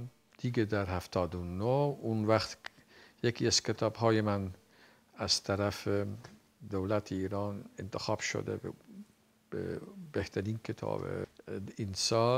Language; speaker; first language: Persian; non-native, fluent; Dutch